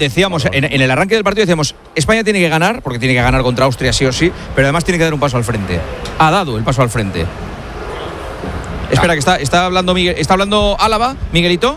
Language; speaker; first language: Spanish; native; Spanish